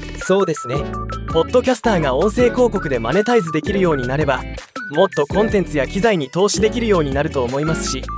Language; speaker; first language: Japanese; native; Japanese